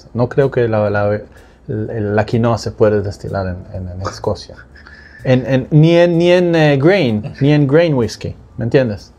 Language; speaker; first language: Spanish; non-native, fluent; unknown